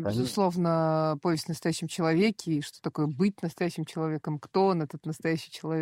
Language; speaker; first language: Russian; native; Russian